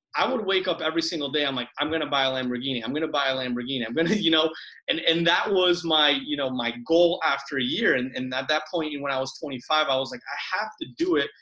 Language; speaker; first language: English; early bilingual, other home language; Spanish